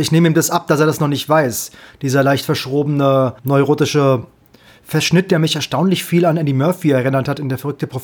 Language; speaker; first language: German; native; German